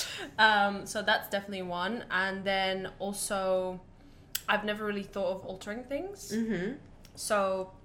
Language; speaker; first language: English; non-native, fluent; Latvian